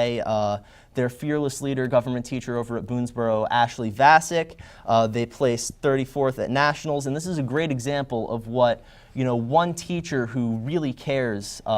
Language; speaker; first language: English; native; English